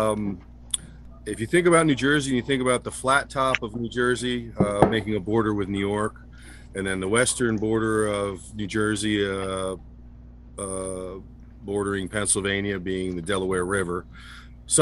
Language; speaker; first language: English; native; English